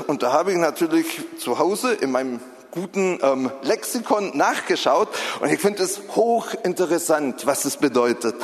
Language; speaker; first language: German; native; German